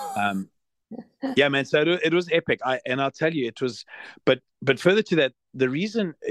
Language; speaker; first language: English; native; English